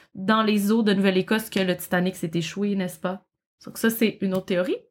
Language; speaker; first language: French; native; French